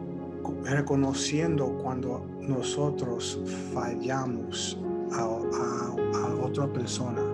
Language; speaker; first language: Spanish; early bilingual, heritage; Spanish